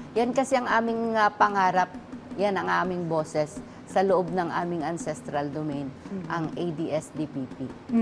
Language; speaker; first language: Filipino; non-native, local second language; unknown